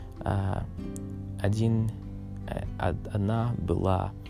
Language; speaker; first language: Russian; non-native, learner; English